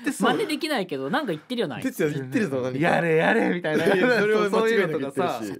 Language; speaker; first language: Japanese; native; Japanese